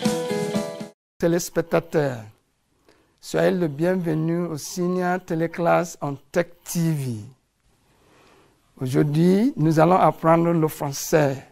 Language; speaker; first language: French; non-native, fluent; English